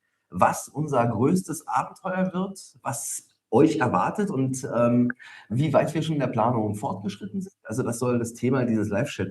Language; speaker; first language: German; native; German